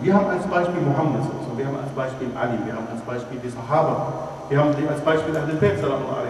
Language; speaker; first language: German; non-native, fluent; Arabic